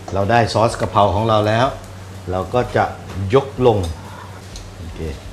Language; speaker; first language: Thai; native; Thai